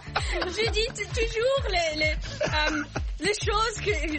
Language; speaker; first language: French; non-native, learner; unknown